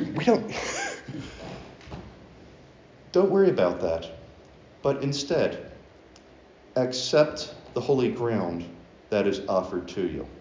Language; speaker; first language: English; native; English